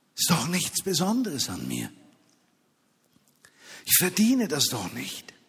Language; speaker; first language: German; native; German